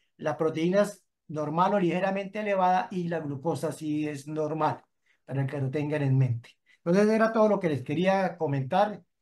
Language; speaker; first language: Spanish; native; Spanish